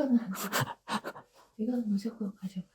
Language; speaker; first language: Korean; non-native, fluent; Japanese